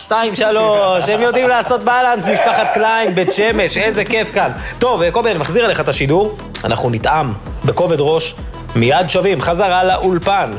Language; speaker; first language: Hebrew; native; Hebrew